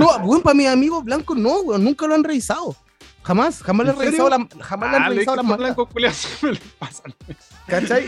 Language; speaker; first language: Spanish; native; Spanish